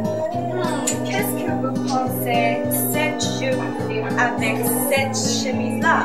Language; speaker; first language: French; non-native, learner; English